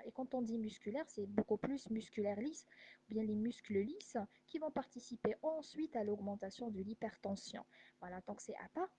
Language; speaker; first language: French; non-native, local second language; Arabic